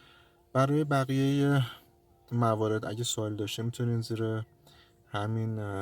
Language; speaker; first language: Persian; native; Persian